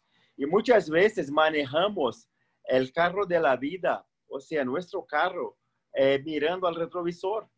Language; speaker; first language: Spanish; non-native, fluent; Portuguese